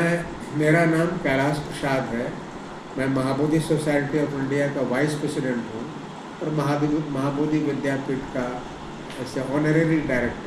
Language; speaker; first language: Hindi; native; Hindi